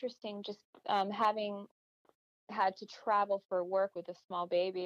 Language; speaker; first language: English; native; English